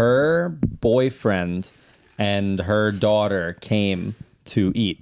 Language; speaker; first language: English; native; English